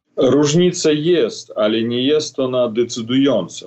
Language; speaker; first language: Polish; non-native, fluent; Belarusian